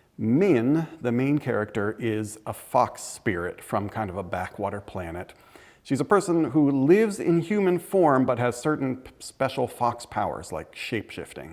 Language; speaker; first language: English; native; English